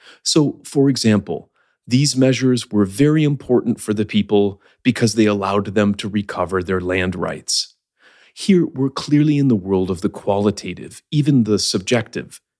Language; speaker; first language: English; native; English